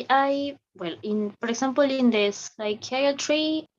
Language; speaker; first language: English; non-native, learner; Spanish